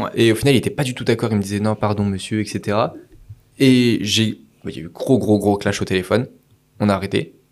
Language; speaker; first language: French; native; French